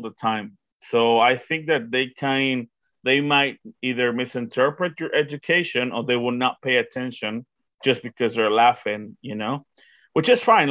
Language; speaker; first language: English; non-native, fluent; Spanish